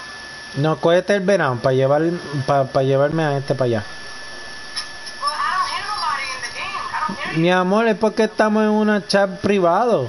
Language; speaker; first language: Spanish; native; Spanish